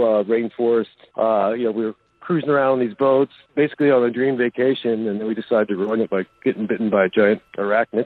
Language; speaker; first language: English; native; English